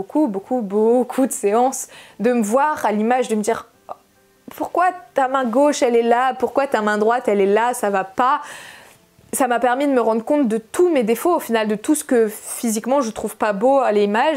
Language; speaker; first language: French; native; French